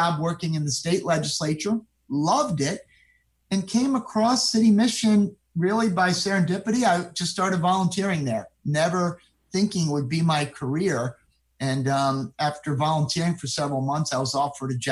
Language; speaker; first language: English; native; English